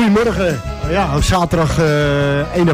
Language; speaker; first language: Dutch; native; Dutch